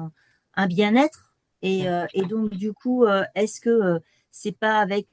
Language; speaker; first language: French; native; French